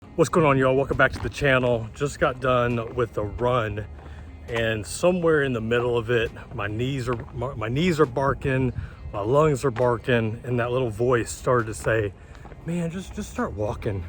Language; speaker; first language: English; native; English